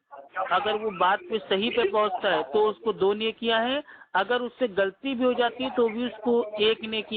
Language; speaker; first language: Hindi; native; Hindi